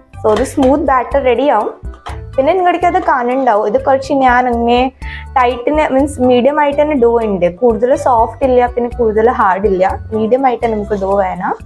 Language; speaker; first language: Malayalam; non-native, local second language; Hindi